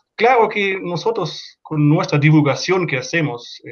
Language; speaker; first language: Spanish; non-native, fluent; German